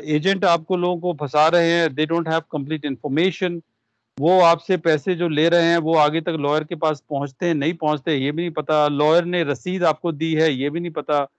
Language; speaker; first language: Hindi; non-native, local second language; Punjabi